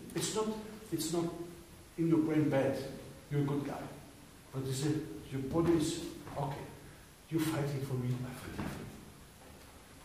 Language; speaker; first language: English; non-native, learner; German